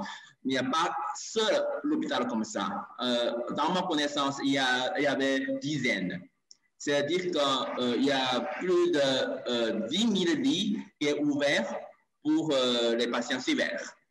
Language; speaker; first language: French; non-native, learner; Chinese